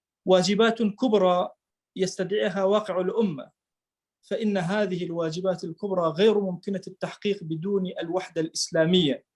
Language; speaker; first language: Arabic; non-native, local second language; Kurdish